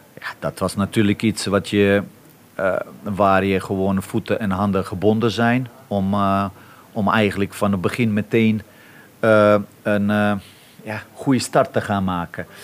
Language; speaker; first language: Dutch; non-native, fluent; Bosnian